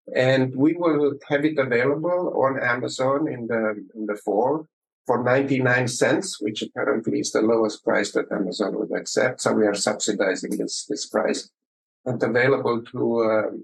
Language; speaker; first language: English; early bilingual, other home language; Romanian